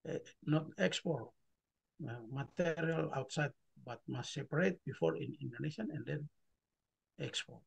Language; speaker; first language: English; non-native, learner; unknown